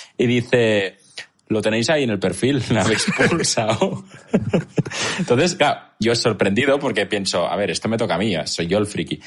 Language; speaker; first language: Spanish; native; Spanish